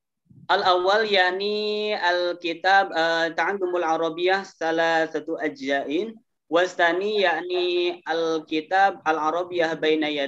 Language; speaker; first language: Arabic; non-native, learner; Indonesian